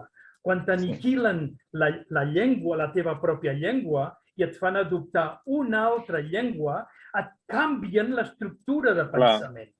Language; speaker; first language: Catalan; non-native, local second language; Spanish